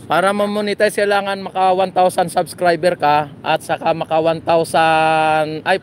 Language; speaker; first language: Filipino; non-native, local second language; Cebuano